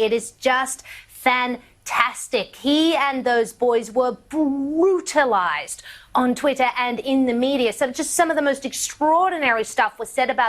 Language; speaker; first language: English; native; English